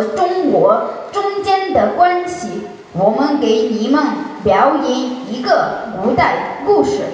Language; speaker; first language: Chinese; non-native, learner; Russian